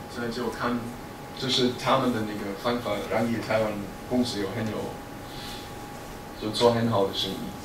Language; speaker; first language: Chinese; non-native, fluent; German